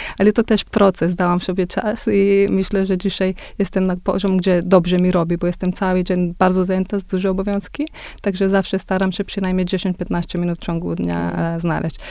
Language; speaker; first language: Polish; non-native, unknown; Macedonian